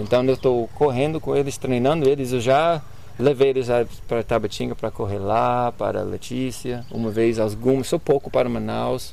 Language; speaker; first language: Portuguese; non-native, learner; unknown